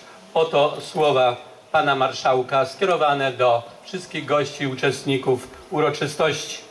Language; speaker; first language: Polish; native; Polish